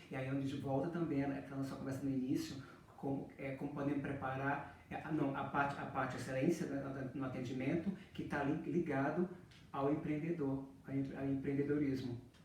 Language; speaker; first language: Portuguese; native; Portuguese